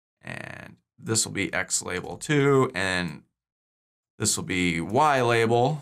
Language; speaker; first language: English; native; English